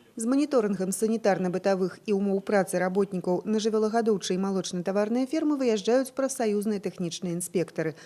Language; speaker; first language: Belarusian; non-native, local second language; Russian